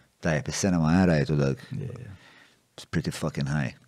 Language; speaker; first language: English; non-native, local second language; Maltese